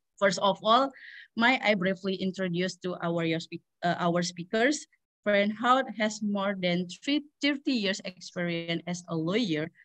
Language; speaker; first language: English; non-native, learner; Indonesian